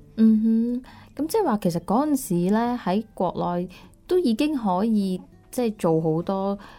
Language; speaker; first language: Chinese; non-native, local second language; Cantonese